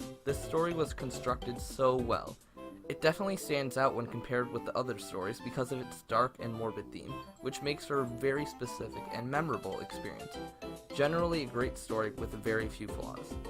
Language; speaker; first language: English; native; English